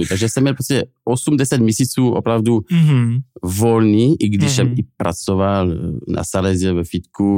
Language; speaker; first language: Czech; non-native, fluent; French